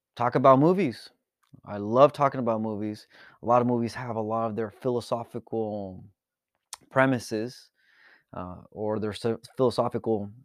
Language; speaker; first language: English; early bilingual, other home language; Spanish